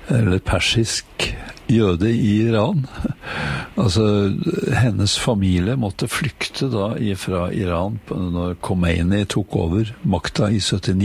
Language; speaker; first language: Norwegian; native; Norwegian